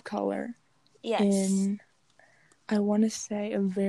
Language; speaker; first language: English; native; English